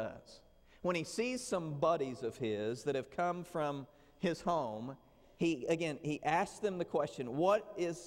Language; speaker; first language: English; native; English